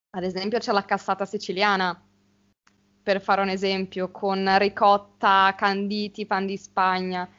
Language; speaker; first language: Italian; native; Italian